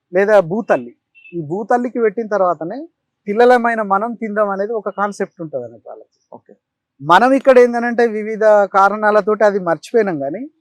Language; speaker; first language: Telugu; native; Telugu